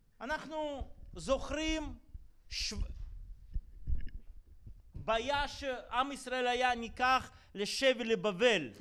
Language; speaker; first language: Hebrew; non-native, fluent; Russian